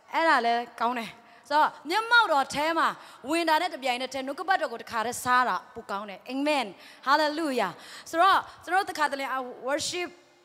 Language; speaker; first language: Burmese; non-native, local second language; Tedim Chin